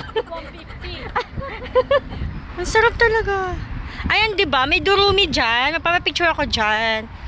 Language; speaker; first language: Filipino; native; Filipino